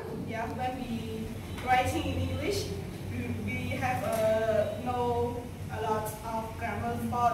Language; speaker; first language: English; non-native, learner; Khmer